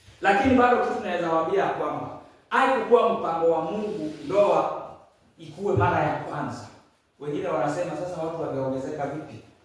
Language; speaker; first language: Swahili; non-native, local second language; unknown